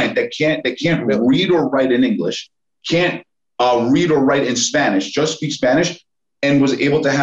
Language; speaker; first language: English; native; English